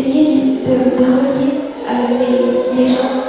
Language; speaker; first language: French; early bilingual, other home language; Vietnamese